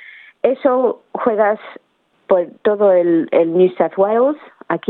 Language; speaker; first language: Spanish; early bilingual, heritage; Spanish